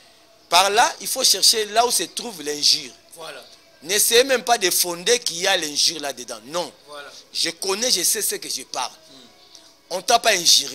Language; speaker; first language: French; non-native, local second language; Lingala